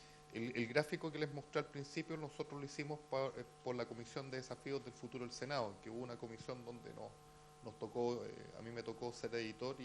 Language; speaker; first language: Spanish; native; Spanish